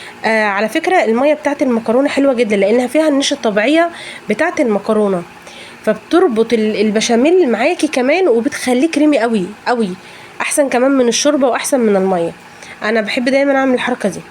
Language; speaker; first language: Arabic; native; Arabic